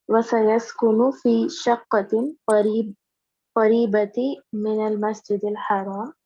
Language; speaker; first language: Arabic; non-native, learner; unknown